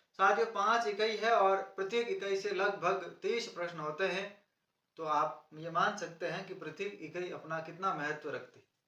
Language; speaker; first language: Hindi; native; Hindi